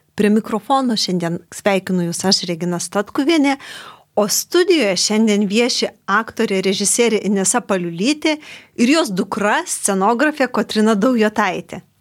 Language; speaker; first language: Lithuanian; native; Lithuanian